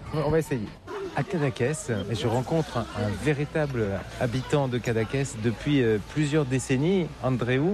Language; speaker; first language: French; native; French